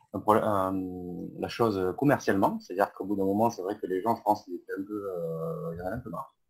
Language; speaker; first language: French; native; French